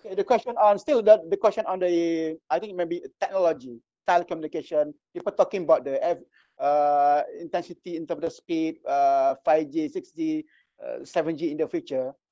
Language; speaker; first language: English; non-native, local second language; Malay